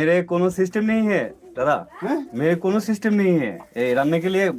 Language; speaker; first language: Hindi; non-native, learner; Bangla